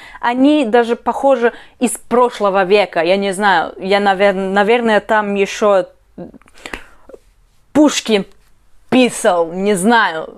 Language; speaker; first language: Russian; non-native, learner; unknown